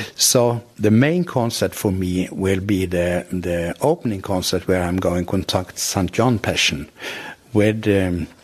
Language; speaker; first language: English; non-native, fluent; Norwegian